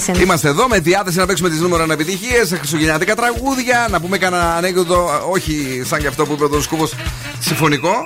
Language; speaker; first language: Greek; native; Greek